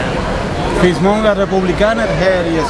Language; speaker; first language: Swedish; non-native, learner; Spanish